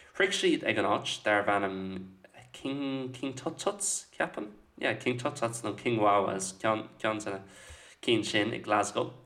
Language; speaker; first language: Irish; non-native, local second language; English